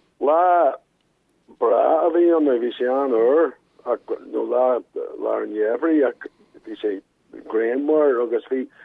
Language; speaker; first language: Irish; non-native, local second language; English